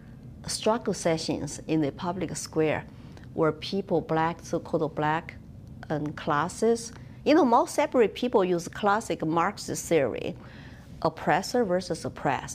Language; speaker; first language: English; non-native, fluent; Chinese